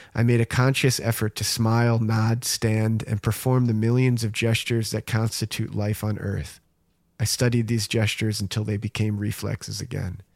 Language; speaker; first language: English; native; English